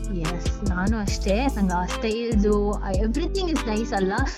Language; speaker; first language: English; non-native, local second language; Kannada